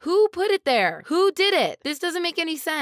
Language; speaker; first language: English; native; English